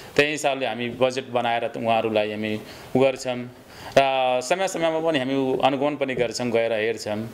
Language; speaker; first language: Nepali; non-native, local second language; Bhojpuri